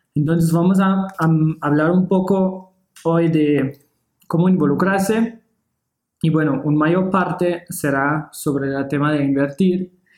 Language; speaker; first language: Spanish; non-native, fluent; English